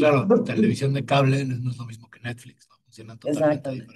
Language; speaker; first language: Spanish; native; Spanish